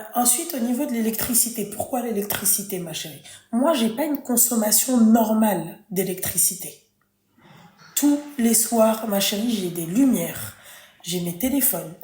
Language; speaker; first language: French; early bilingual, other home language; Arabic